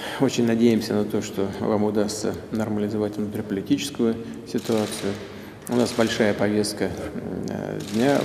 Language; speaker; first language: Russian; native; Russian